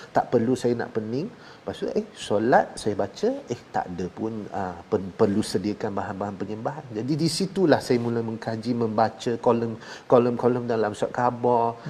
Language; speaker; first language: Malay; non-native, local second language; Chinese